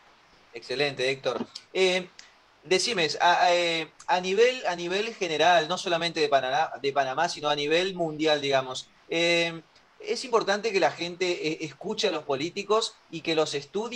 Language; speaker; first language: Spanish; native; Spanish